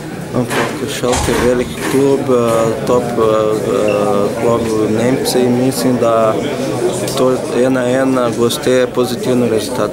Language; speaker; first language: Slovenian; non-native, learner; Portuguese